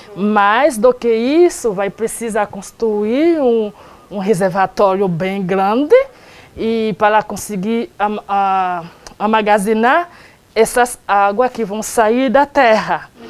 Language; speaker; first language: Portuguese; non-native, learner; Haitian Creole